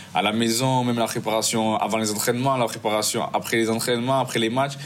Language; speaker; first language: French; native; French